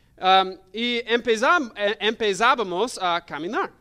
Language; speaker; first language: Spanish; non-native, learner; English